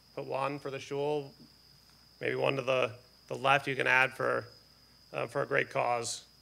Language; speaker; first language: English; native; English